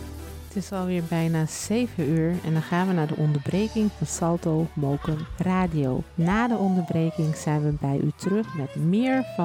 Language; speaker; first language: Dutch; native; Dutch